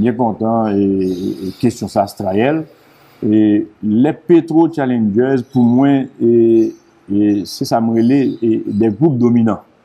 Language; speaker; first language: French; non-native, local second language; Haitian Creole